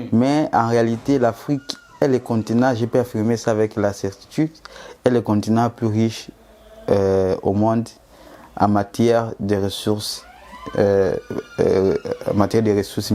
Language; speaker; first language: French; non-native, fluent; Portuguese